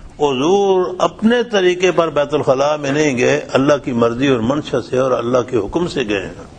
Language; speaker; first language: Urdu; non-native, local second language; Punjabi